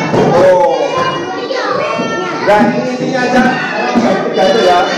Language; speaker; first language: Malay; non-native, local second language; Javanese